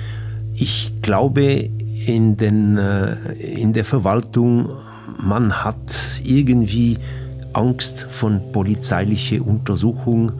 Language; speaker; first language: German; non-native, local second language; French